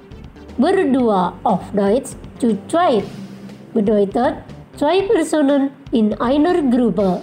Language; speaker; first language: German; non-native, fluent; Indonesian